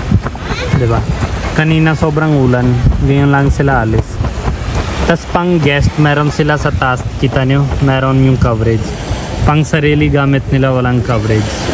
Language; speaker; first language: Filipino; non-native, learner; Hindi